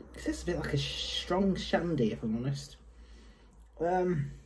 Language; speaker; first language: English; native; English